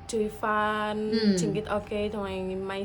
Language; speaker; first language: Chinese; non-native, learner; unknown